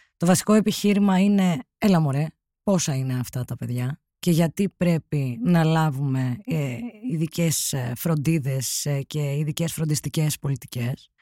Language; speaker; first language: Greek; native; Greek